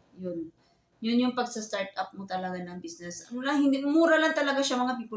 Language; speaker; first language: Filipino; native; Filipino